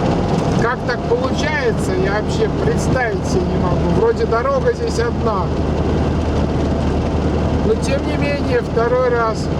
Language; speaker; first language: Russian; native; Russian